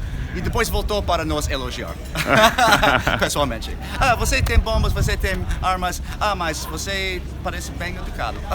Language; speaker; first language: Portuguese; non-native, learner; English